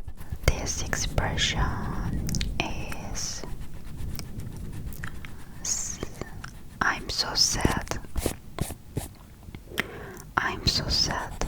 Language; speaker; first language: English; non-native, learner; Korean